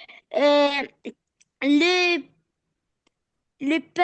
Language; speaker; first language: French; non-native, learner; Arabic